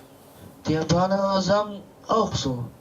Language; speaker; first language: German; early bilingual, other home language; Romany